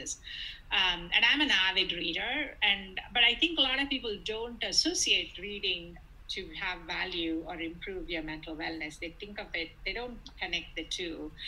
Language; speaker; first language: English; non-native, local second language; Telugu